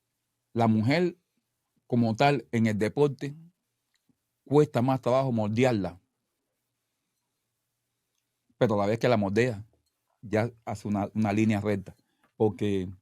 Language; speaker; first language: Spanish; native; Spanish